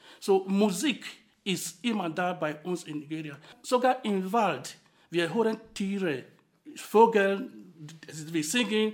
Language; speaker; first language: German; non-native, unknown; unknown